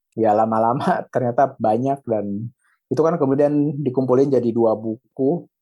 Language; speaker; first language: Indonesian; native; Indonesian